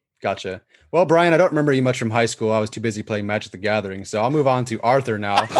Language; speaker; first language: English; native; English